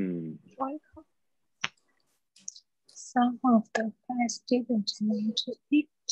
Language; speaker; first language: English; non-native, learner; Chinese